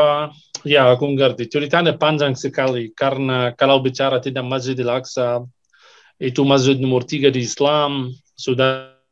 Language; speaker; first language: Indonesian; non-native, fluent; Arabic